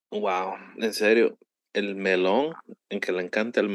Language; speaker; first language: Spanish; early bilingual, heritage; Spanish